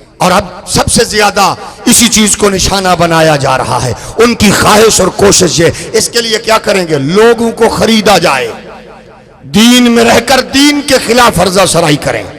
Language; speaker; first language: Urdu; non-native, local second language; Punjabi